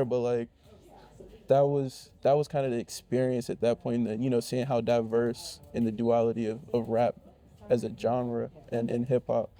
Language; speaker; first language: English; native; English